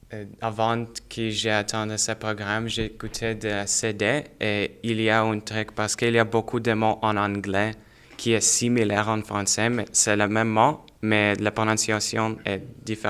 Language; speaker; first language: French; non-native, learner; Russian